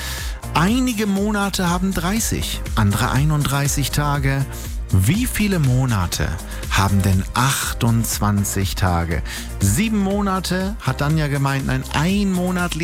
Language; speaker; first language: German; native; German